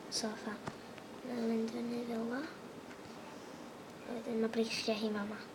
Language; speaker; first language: Welsh; native; Welsh